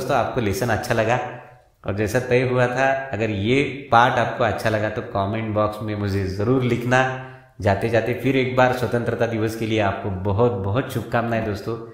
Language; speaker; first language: Hindi; non-native, local second language; Marathi